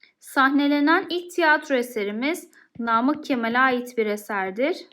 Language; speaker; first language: Turkish; native; Turkish